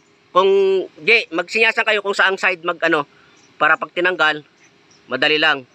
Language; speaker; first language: Filipino; native; Filipino